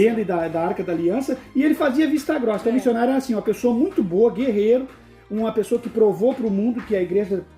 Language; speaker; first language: Portuguese; native; Portuguese